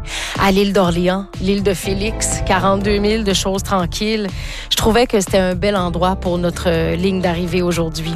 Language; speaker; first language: French; native; French